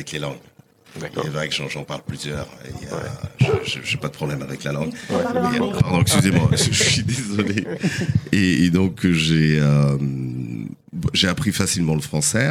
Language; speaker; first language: French; non-native, fluent; Portuguese